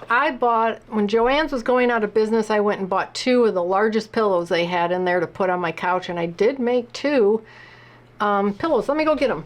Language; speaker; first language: English; native; English